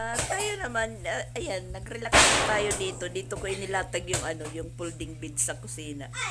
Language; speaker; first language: Filipino; non-native, local second language; Waray